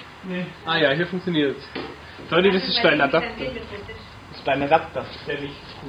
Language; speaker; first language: German; native; German